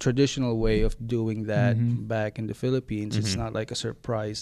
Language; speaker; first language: English; non-native, local second language; Waray